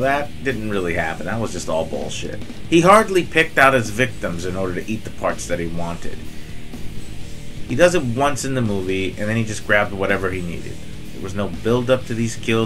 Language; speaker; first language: English; native; English